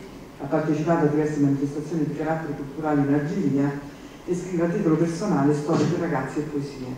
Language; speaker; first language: Italian; native; Italian